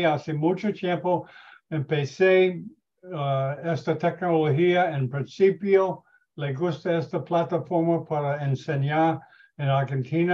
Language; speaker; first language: Spanish; non-native, learner; English